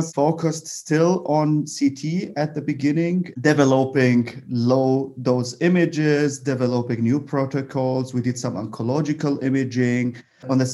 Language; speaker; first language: English; non-native, fluent; Arabic